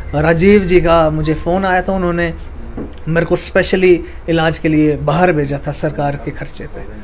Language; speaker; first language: Hindi; native; Hindi